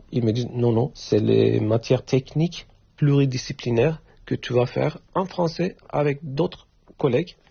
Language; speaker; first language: French; non-native, learner; Turkish